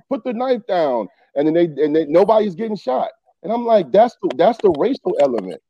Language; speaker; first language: English; native; English